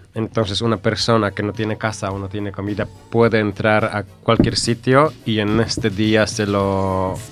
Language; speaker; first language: Spanish; non-native, fluent; Polish